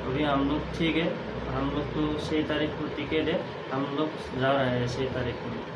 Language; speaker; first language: Hindi; non-native, local second language; Assamese